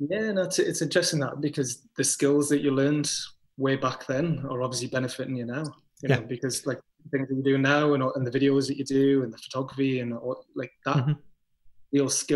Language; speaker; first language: English; native; English